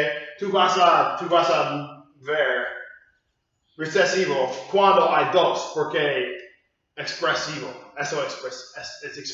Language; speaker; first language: Spanish; non-native, learner; English